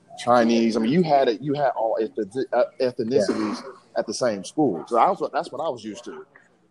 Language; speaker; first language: English; native; English